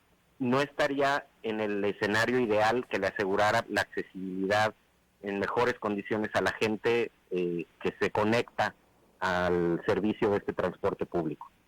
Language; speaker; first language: Spanish; native; Spanish